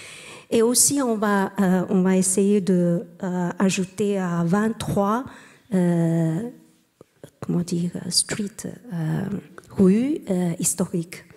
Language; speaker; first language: French; non-native, learner; Chinese